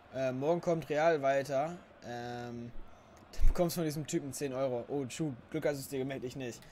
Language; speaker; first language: German; native; German